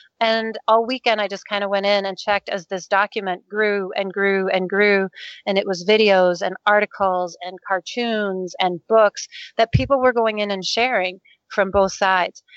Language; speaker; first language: English; non-native, fluent; Danish